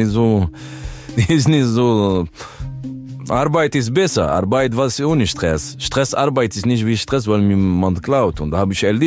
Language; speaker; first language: German; non-native, learner; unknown